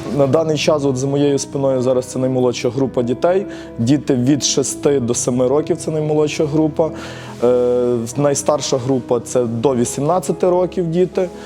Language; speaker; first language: Ukrainian; native; Ukrainian